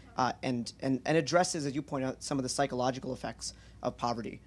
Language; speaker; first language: English; native; English